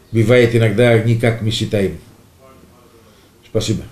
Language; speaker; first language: Russian; non-native, learner; Greek